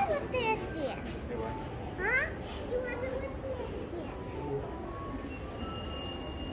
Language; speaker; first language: Russian; early bilingual, other home language; Tajik